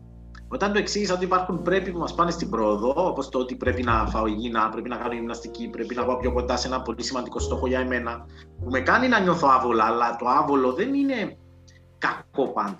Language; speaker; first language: Greek; native; Greek